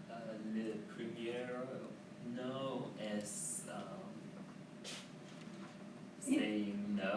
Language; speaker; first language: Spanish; non-native, learner; English